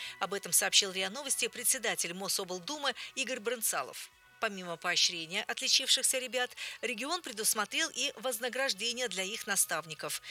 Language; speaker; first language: Russian; native; Russian